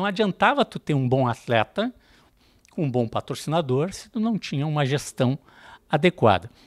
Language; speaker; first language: Portuguese; native; Portuguese